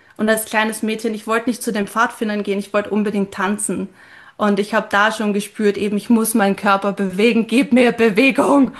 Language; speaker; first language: German; native; German